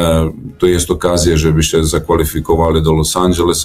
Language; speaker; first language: Polish; non-native, learner; Serbian